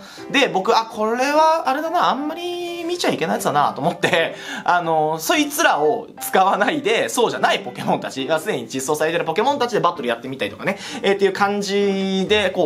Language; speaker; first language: Japanese; native; Japanese